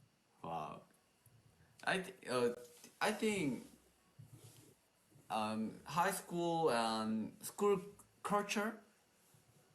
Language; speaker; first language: English; non-native, learner; Korean